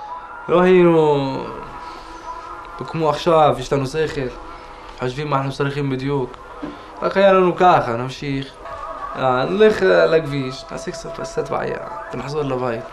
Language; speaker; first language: Hebrew; non-native, local second language; Arabic